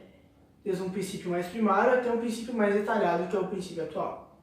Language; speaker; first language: Portuguese; native; Portuguese